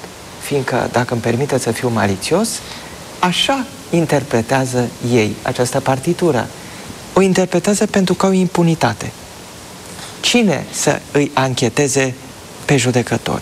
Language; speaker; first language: Romanian; native; Romanian